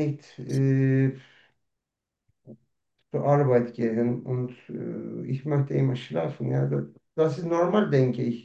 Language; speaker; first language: German; non-native, learner; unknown